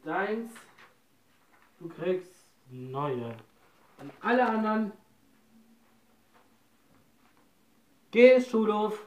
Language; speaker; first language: German; non-native, learner; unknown